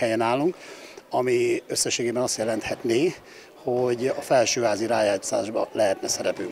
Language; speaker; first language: Hungarian; native; Hungarian